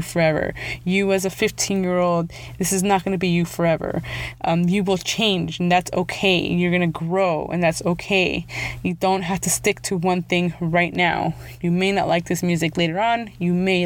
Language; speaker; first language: English; early bilingual, other home language; Spanish